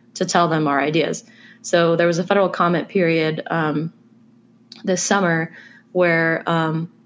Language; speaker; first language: English; native; English